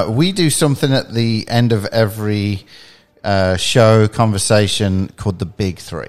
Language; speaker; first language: English; native; English